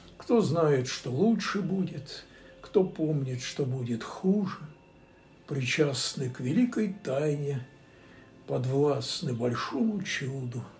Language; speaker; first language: Russian; native; Russian